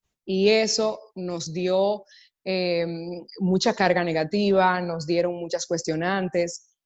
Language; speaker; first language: Spanish; native; Spanish